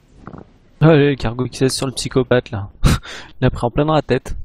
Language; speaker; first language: French; native; French